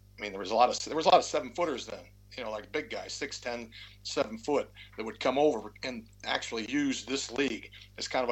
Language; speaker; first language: English; native; English